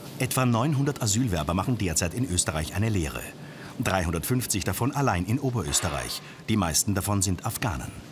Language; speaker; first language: German; native; German